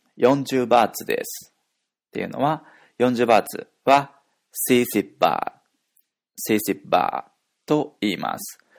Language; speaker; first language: Japanese; native; Japanese